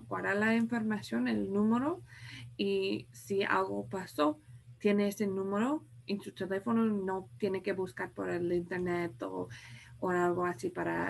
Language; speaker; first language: Spanish; non-native, fluent; English